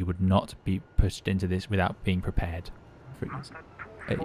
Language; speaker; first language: English; native; English